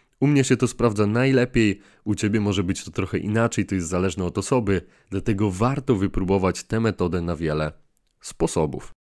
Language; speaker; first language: Polish; native; Polish